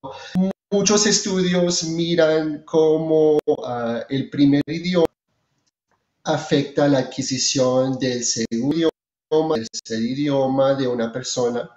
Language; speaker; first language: Spanish; non-native, fluent; French